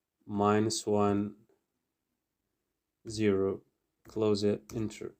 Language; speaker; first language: English; non-native, fluent; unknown